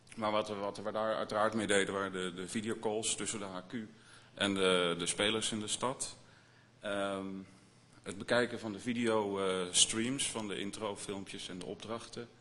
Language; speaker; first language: Dutch; native; Dutch